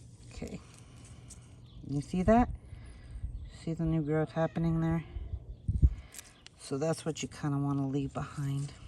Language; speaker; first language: English; native; English